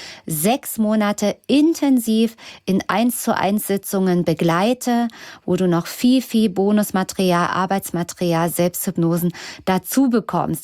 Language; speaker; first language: German; native; German